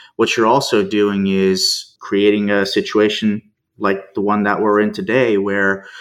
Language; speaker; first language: English; native; English